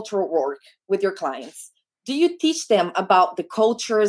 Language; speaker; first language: English; non-native, fluent; Portuguese